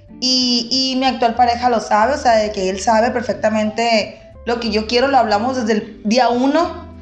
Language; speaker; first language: Spanish; native; Spanish